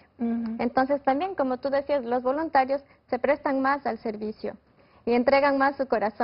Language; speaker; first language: Spanish; native; Spanish